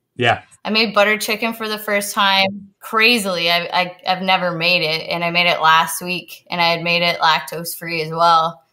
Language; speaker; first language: English; native; English